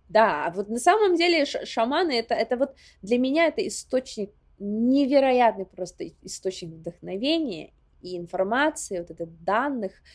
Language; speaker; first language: Russian; non-native, local second language; Yakut